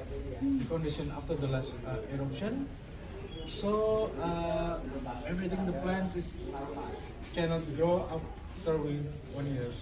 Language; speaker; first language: English; non-native, learner; Indonesian